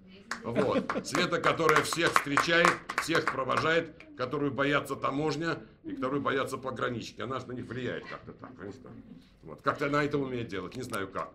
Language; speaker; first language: Russian; native; Russian